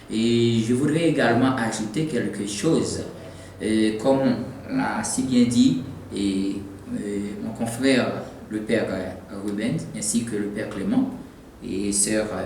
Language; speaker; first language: French; non-native, local second language; Haitian Creole